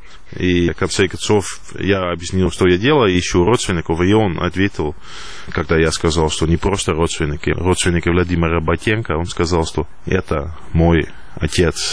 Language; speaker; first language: Russian; non-native, fluent; Dutch